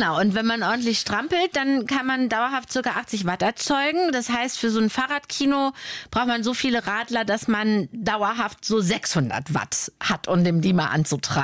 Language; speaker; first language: German; native; German